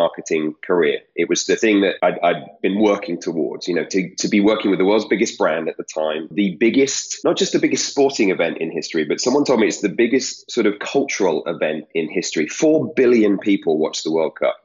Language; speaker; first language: English; native; English